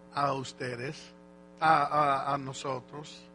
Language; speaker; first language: Spanish; non-native, learner; English